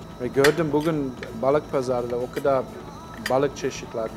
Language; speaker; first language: Turkish; non-native, learner; English